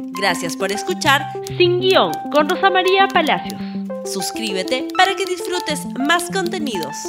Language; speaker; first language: Spanish; native; Spanish